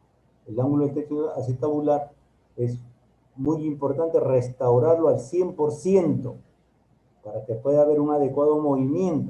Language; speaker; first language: Spanish; native; Spanish